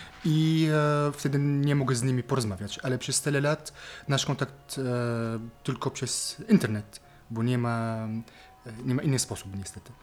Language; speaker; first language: Polish; non-native, fluent; Arabic